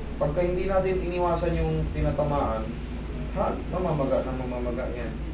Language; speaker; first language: Filipino; native; Filipino